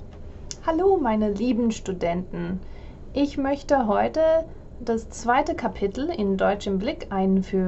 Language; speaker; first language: German; non-native, fluent; English